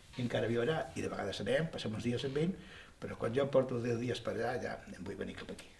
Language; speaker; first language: Catalan; non-native, local second language; Spanish